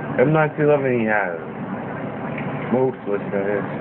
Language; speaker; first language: English; native; English